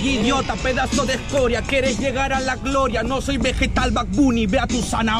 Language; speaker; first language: Spanish; native; Spanish